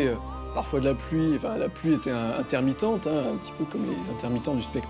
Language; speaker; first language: French; native; French